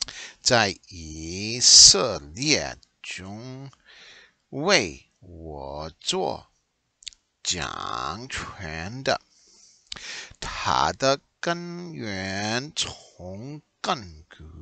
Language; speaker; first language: Chinese; non-native, learner; English